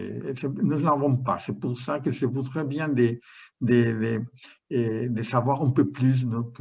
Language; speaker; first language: French; non-native, learner; Spanish